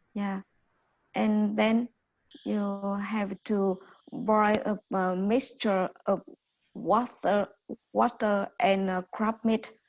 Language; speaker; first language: English; non-native, learner; Vietnamese